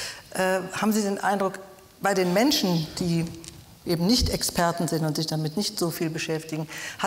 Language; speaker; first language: German; native; German